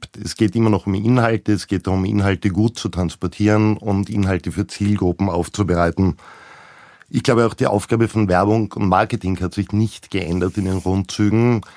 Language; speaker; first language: German; native; German